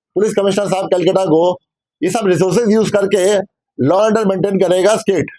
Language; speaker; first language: Hindi; non-native, local second language; Bangla